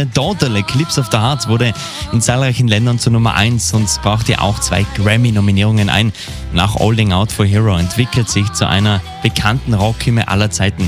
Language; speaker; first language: German; native; German